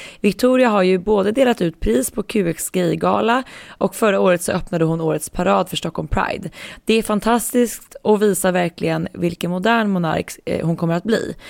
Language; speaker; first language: Swedish; native; Swedish